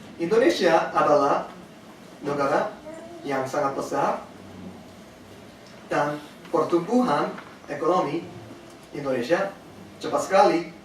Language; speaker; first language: Indonesian; non-native, learner; Korean